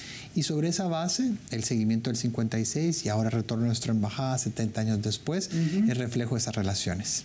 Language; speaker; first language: Spanish; native; Spanish